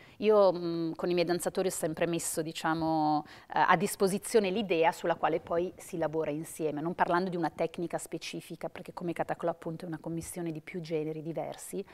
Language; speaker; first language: Italian; native; Italian